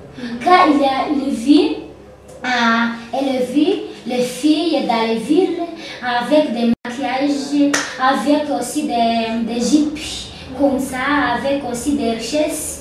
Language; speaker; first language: French; non-native, learner; Kinyarwanda